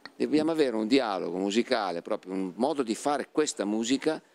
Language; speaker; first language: Italian; native; Italian